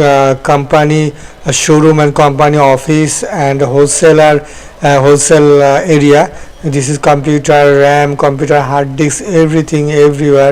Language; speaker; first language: English; non-native, learner; Bangla